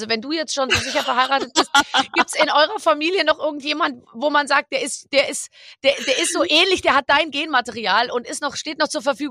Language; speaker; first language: German; native; German